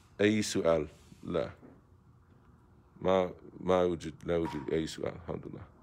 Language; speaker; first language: Arabic; non-native, fluent; English